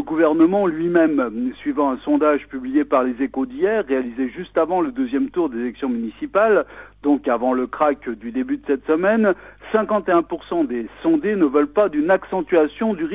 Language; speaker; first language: French; native; French